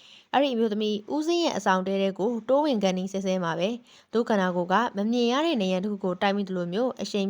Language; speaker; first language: Burmese; native; Burmese